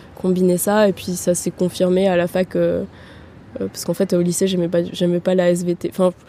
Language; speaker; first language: French; early bilingual, heritage; German